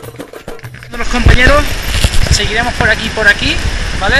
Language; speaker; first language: Spanish; native; Spanish